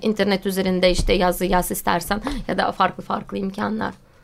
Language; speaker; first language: Turkish; non-native, fluent; Russian